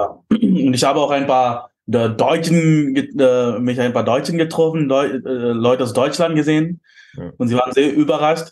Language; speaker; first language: German; non-native, fluent; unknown